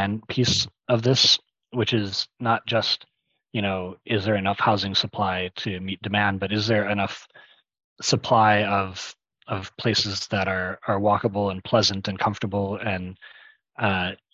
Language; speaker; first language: English; native; English